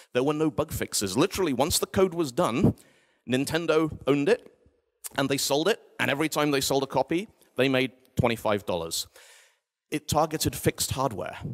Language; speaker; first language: English; native; English